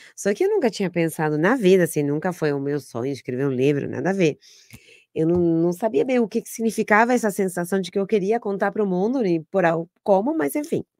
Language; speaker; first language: Portuguese; non-native, fluent; Spanish